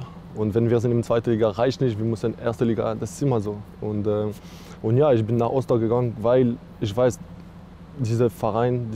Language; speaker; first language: German; non-native, learner; French